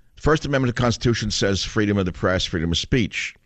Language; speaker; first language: English; native; English